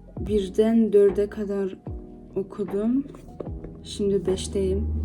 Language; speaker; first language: Turkish; early bilingual, heritage; Turkish